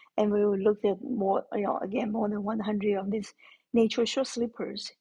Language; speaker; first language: English; non-native, fluent; Chinese